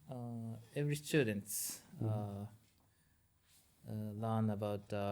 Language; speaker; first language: English; non-native, learner; Japanese